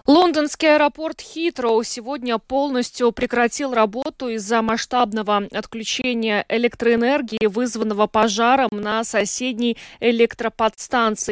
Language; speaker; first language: Russian; native; Russian